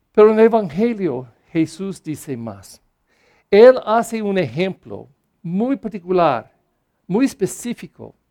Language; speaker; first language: Spanish; non-native, fluent; English